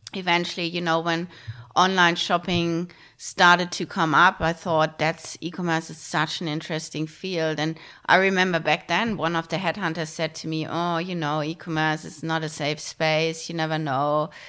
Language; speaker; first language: English; non-native, fluent; German